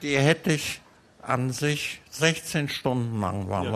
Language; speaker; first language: German; early bilingual, heritage; German